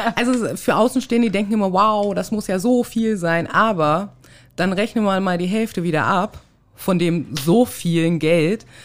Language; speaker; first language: German; native; German